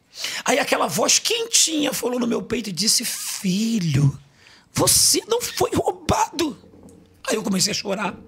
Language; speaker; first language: Portuguese; native; Portuguese